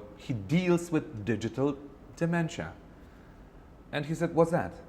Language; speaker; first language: English; non-native, fluent; Romanian